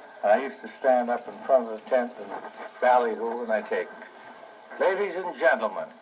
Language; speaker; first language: English; native; English